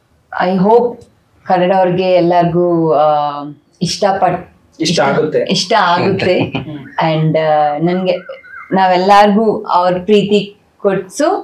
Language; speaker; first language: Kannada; non-native, local second language; Telugu